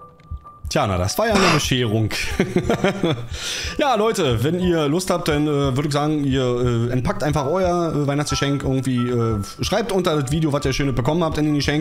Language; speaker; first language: German; native; German